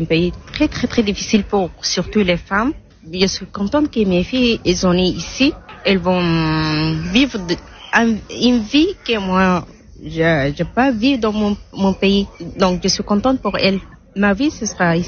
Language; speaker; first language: French; non-native, learner; Arabic